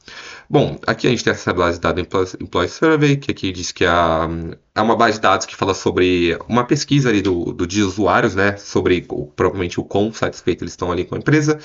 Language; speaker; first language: Portuguese; native; Portuguese